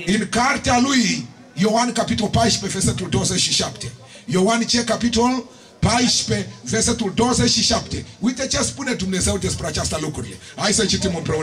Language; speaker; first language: Romanian; non-native, learner; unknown